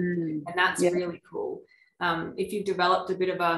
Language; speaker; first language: English; native; English